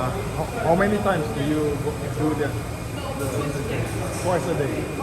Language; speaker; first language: English; non-native, learner; Indonesian